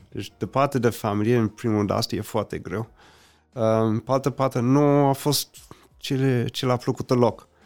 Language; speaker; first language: Romanian; non-native, fluent; English